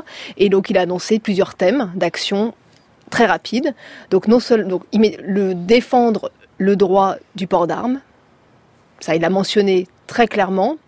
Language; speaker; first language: French; native; French